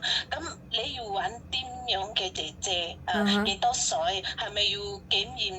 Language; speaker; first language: Cantonese; non-native, fluent; Javanese